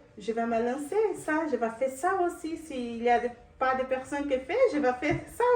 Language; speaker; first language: French; non-native, learner; Portuguese